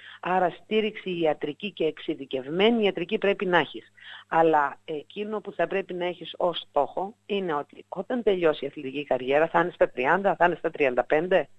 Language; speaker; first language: Greek; native; Greek